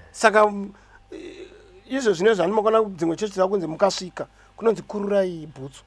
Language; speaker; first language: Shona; native; Shona